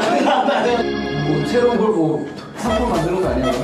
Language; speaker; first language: Korean; native; Korean